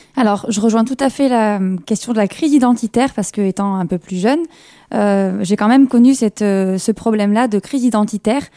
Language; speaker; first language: French; early bilingual, other home language; Kabyle